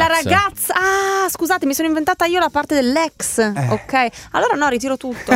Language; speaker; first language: Italian; native; Italian